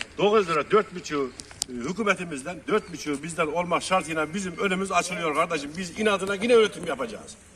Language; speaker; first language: Turkish; native; Turkish